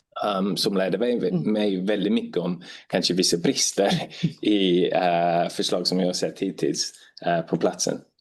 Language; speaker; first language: Swedish; non-native, fluent; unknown